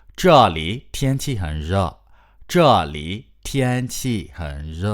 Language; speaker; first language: Chinese; non-native, fluent; Burmese